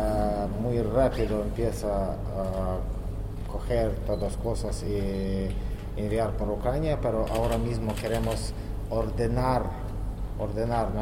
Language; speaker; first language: Spanish; non-native, learner; Ukrainian